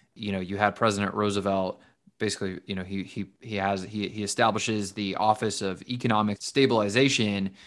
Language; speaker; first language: English; native; English